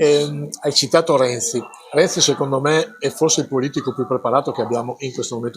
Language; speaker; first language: Italian; native; Italian